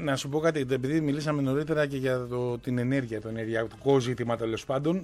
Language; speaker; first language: Greek; native; Greek